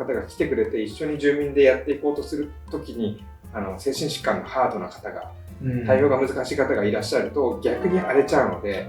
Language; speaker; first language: Japanese; native; Japanese